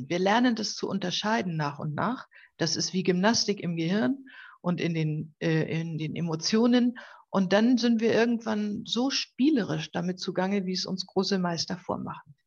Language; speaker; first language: German; native; German